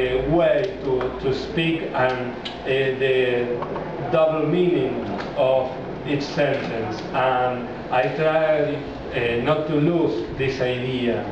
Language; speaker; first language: English; non-native, learner; Spanish